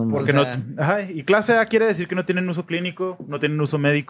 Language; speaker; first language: Spanish; native; Spanish